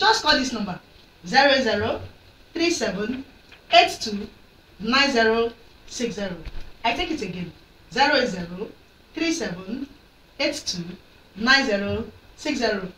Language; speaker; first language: English; non-native, local second language; Yoruba